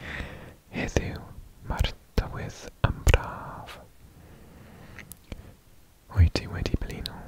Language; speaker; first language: Welsh; non-native, local second language; English